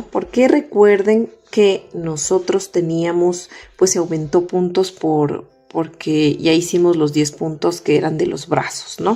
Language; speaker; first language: Spanish; native; Spanish